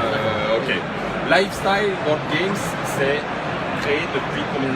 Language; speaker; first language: French; native; French